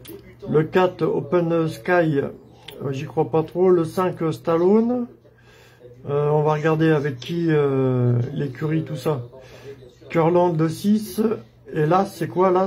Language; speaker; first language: French; native; French